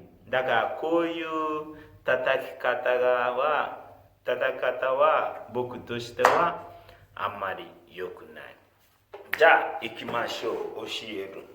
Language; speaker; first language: Japanese; non-native, fluent; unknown